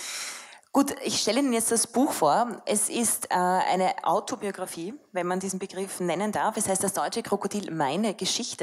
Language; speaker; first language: German; native; German